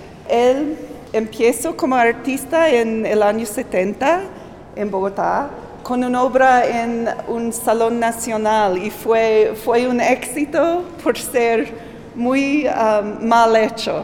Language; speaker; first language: Spanish; non-native, fluent; English